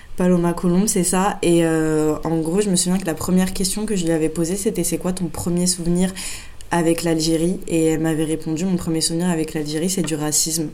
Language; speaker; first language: French; native; French